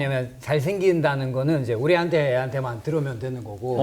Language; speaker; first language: Korean; non-native, fluent; Russian